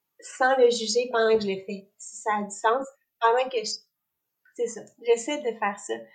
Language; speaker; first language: French; native; French